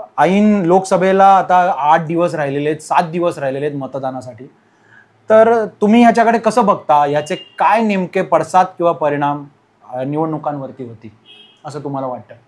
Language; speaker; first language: Marathi; native; Marathi